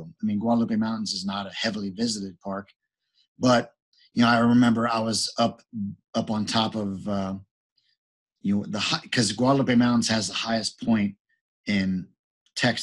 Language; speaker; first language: English; native; English